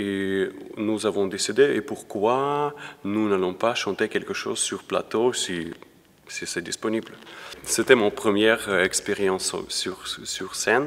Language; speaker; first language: French; non-native, learner; Ukrainian